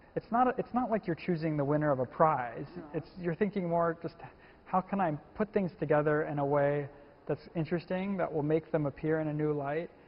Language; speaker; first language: English; native; English